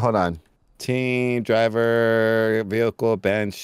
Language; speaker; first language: English; native; English